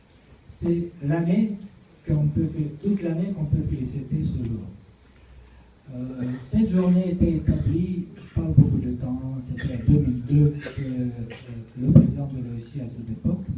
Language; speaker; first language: French; non-native, fluent; Russian